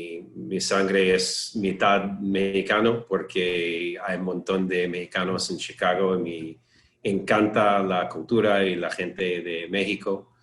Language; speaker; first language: Spanish; non-native, learner; English